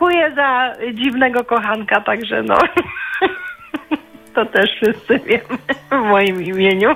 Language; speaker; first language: Polish; native; Polish